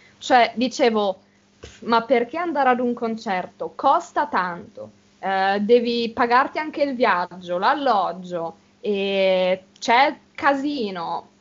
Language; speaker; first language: Italian; native; Italian